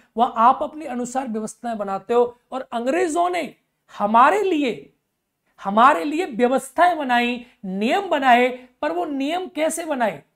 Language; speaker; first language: Hindi; native; Hindi